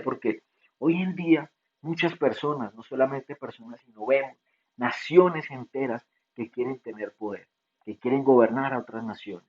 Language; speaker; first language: Spanish; native; Spanish